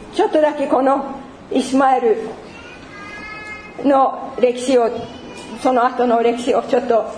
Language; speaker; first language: Japanese; non-native, fluent; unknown